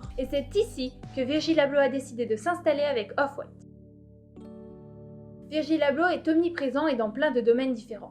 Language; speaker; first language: French; native; French